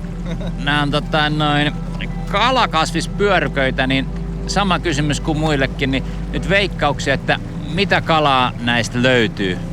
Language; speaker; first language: Finnish; native; Finnish